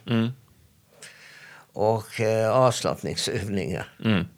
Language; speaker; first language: Swedish; non-native, fluent; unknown